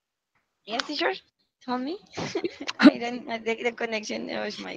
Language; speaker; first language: English; non-native, learner; Spanish